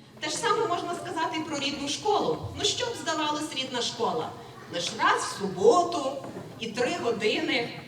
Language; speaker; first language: Ukrainian; native; Ukrainian